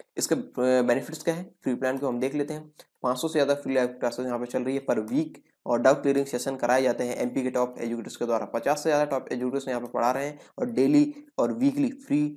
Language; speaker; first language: Hindi; native; Hindi